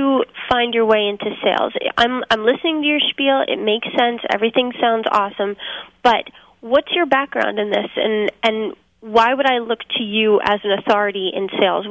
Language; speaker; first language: English; native; English